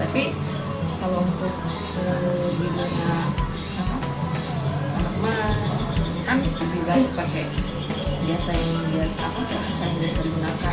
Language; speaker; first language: Indonesian; non-native, local second language; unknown